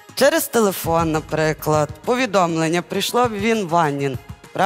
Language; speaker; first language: Ukrainian; native; Ukrainian